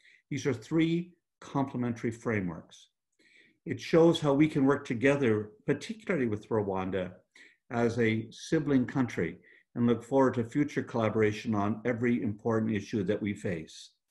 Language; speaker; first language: English; native; English